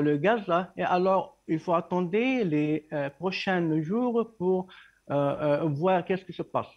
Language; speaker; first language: French; non-native, learner; Arabic